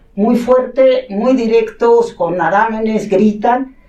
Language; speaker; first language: Spanish; non-native, local second language; Catalan